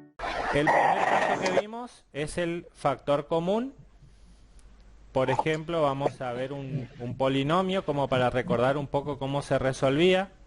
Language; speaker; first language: Spanish; native; Spanish